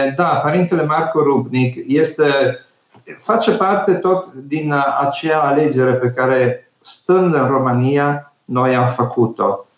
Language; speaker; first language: Romanian; non-native, fluent; Italian